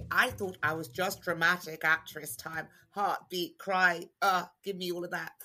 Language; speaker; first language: English; native; English